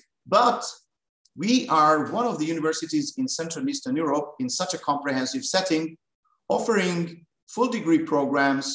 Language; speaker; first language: English; non-native, fluent; Hungarian